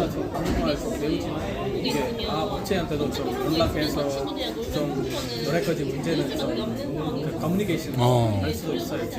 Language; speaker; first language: Korean; non-native, learner; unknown